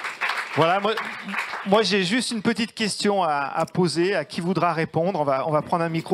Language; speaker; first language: French; native; French